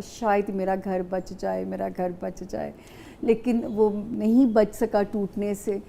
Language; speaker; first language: Urdu; non-native, local second language; Punjabi